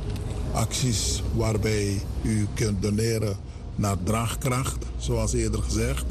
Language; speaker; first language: Dutch; native; Dutch